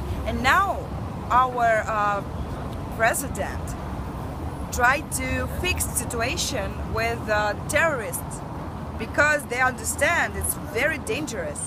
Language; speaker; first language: English; non-native, learner; Russian